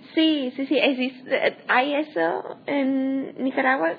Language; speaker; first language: Spanish; non-native, learner; English